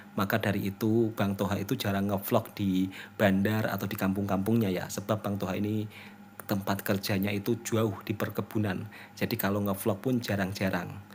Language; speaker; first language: Indonesian; native; Indonesian